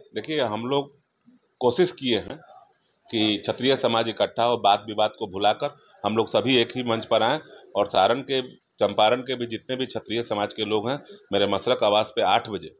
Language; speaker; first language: Hindi; native; Hindi